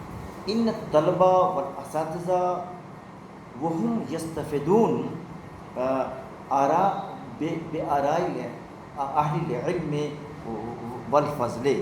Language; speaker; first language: Arabic; non-native, fluent; Urdu